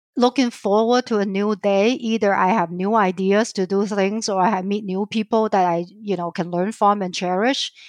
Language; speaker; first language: English; non-native, fluent; Chinese